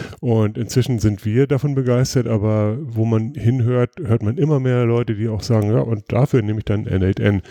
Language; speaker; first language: German; native; German